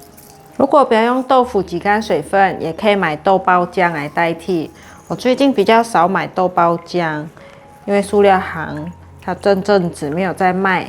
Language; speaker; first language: Chinese; native; Chinese